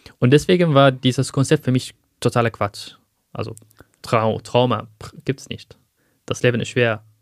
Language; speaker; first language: German; non-native, fluent; Arabic